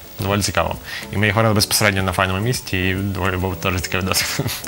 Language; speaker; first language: Ukrainian; native; Ukrainian